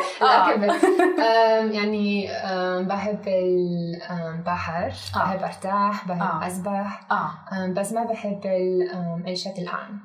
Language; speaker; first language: Arabic; non-native, learner; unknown